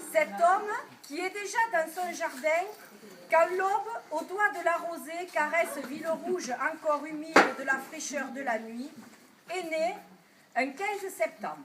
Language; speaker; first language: French; native; French